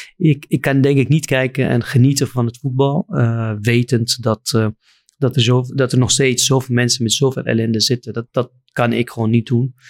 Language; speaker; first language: Dutch; non-native, fluent; Arabic